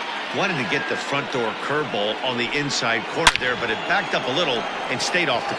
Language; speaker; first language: English; native; English